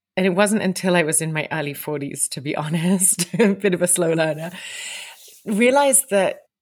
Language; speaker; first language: English; native; English